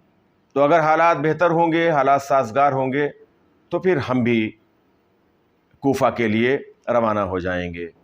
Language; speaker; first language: Urdu; native; Urdu